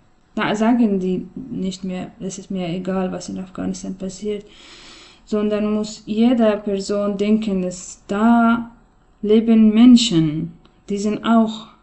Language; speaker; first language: German; non-native, learner; Persian